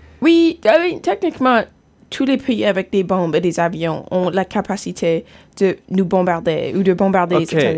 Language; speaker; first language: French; non-native, fluent; English